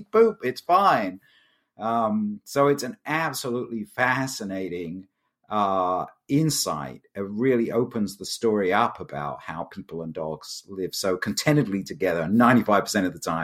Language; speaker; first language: English; native; English